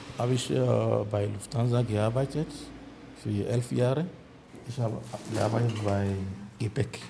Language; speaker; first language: German; non-native, learner; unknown